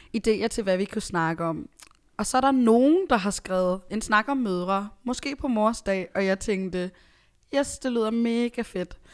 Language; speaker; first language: Danish; early bilingual, other home language; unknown